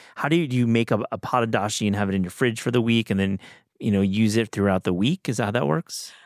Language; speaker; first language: English; native; English